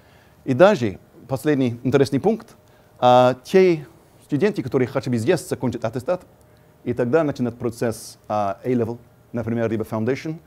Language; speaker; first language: Russian; non-native, fluent; English